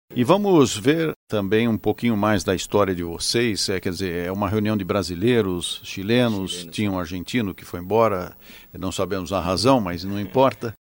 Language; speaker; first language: Portuguese; native; Portuguese